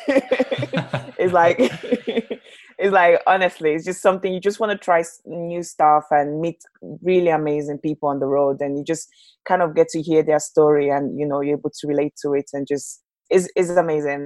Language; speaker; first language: English; non-native, local second language; Yoruba